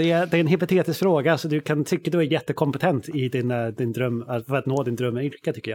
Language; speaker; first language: Swedish; non-native, fluent; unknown